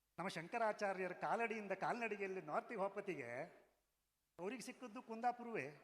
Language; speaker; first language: Kannada; non-native, local second language; Konkani